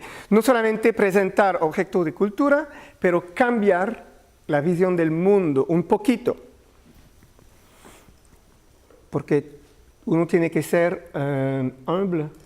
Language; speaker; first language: Spanish; non-native, learner; French